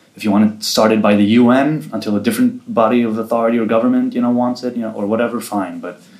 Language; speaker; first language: English; early bilingual, other home language; Hebrew